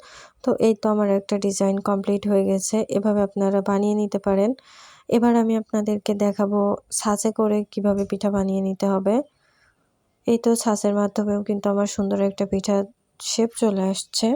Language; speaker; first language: Bangla; native; Bangla